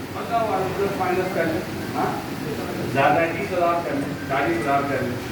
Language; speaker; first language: Urdu; native; Urdu